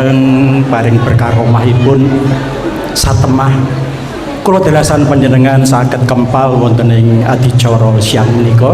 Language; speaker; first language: Indonesian; native; Indonesian